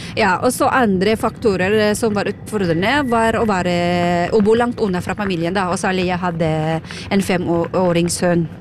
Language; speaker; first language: Norwegian; non-native, fluent; Filipino